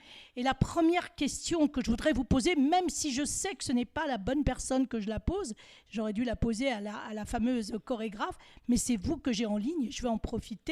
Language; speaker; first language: French; native; French